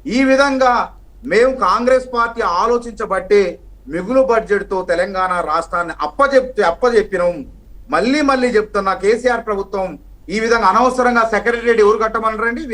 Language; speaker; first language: Telugu; native; Telugu